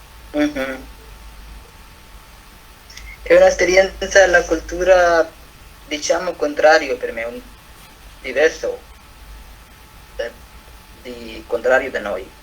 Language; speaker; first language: Italian; non-native, learner; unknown